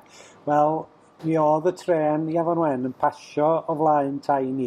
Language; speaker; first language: Welsh; native; Welsh